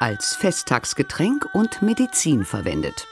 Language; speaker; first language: German; native; German